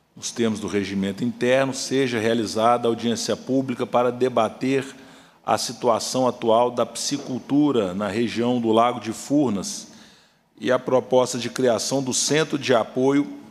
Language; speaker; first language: Portuguese; native; Portuguese